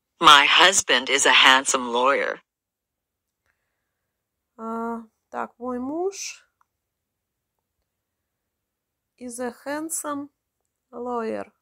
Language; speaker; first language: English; non-native, learner; Russian